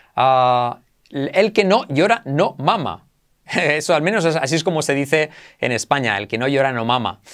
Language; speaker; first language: Spanish; native; Spanish